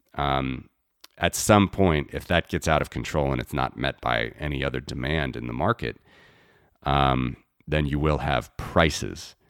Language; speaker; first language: English; native; English